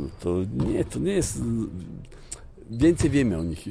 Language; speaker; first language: Polish; non-native, fluent; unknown